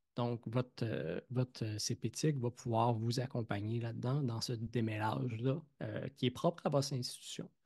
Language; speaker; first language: French; native; French